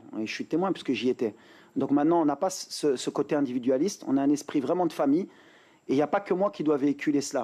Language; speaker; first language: French; native; French